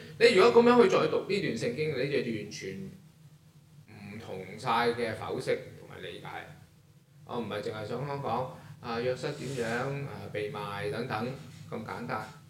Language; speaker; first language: Chinese; non-native, local second language; Cantonese